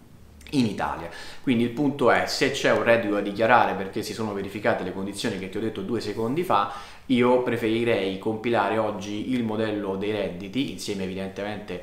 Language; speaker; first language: Italian; native; Italian